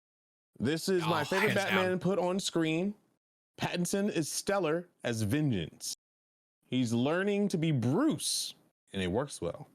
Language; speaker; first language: English; native; English